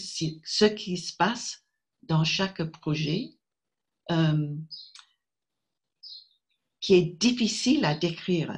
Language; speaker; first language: French; non-native, fluent; English